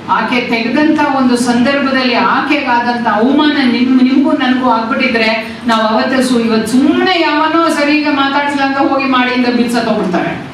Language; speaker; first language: Kannada; non-native, local second language; Tamil